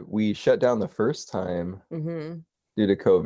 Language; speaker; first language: English; native; English